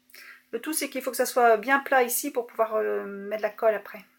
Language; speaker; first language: French; native; French